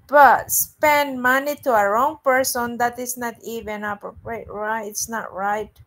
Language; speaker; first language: English; non-native, local second language; Filipino